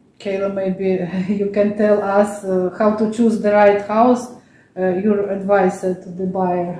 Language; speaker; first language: English; non-native, learner; Russian